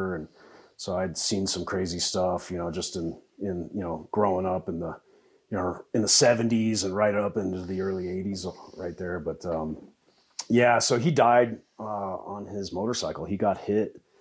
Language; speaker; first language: English; native; English